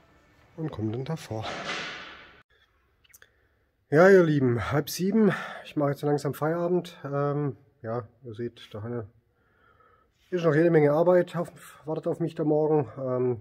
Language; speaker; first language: German; native; German